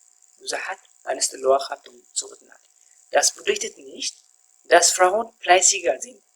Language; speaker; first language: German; non-native, fluent; Tigrinya